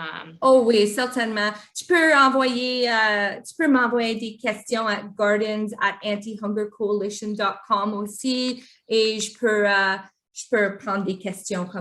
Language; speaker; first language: French; non-native, local second language; English